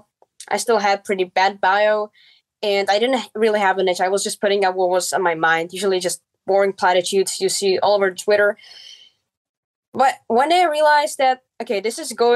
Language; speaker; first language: English; non-native, fluent; Czech